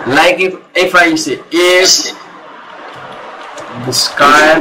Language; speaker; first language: English; non-native, local second language; Hindi